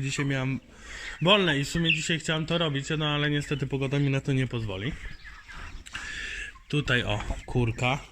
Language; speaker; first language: Polish; native; Polish